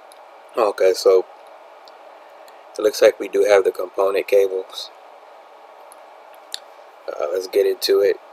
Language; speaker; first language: English; native; English